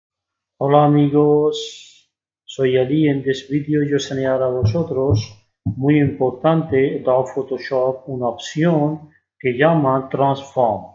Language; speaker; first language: Spanish; non-native, learner; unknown